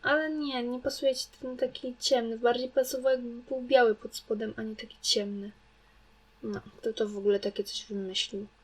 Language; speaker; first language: Polish; native; Polish